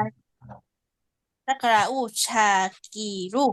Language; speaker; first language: Arabic; non-native, learner; Urdu